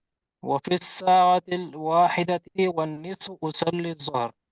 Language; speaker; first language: Arabic; non-native, learner; Urdu